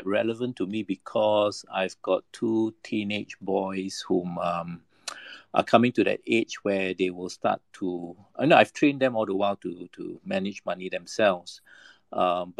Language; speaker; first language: English; non-native, local second language; Malay